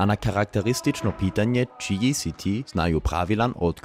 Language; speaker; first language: Serbian; native; Serbian